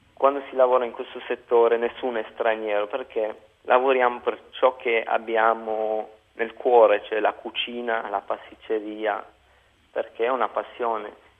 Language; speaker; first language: Italian; early bilingual, other home language; Albanian